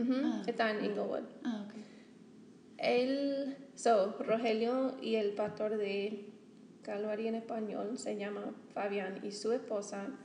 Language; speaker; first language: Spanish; non-native, fluent; English